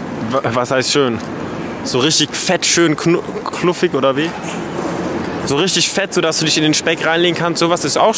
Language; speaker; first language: German; native; German